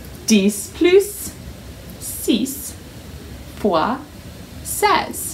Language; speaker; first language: French; non-native, fluent; English